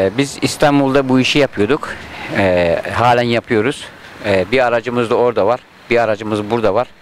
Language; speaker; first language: Turkish; native; Turkish